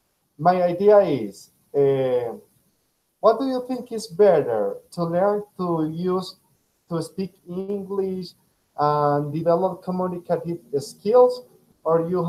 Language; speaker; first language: English; non-native, fluent; Spanish